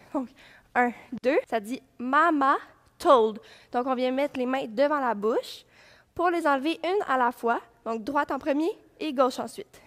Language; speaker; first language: French; native; French